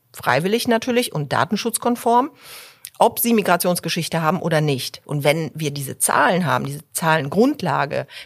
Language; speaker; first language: German; early bilingual, other home language; Polish